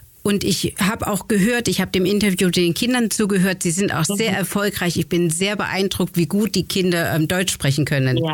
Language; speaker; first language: German; native; German